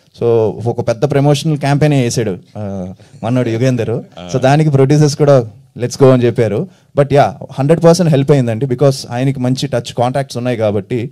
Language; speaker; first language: Telugu; native; Telugu